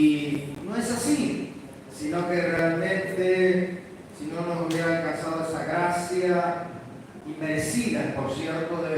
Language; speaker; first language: Spanish; native; Spanish